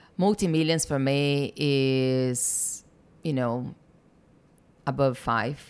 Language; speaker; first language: English; non-native, fluent; Portuguese